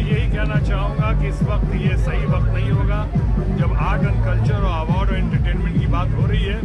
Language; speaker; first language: Hindi; native; Hindi